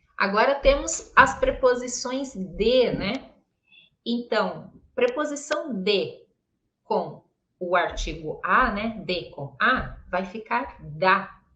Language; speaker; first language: Portuguese; native; Portuguese